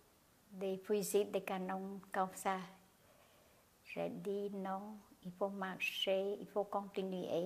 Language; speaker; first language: French; non-native, learner; Khmer